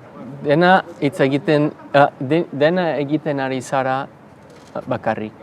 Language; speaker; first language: Basque; non-native, learner; English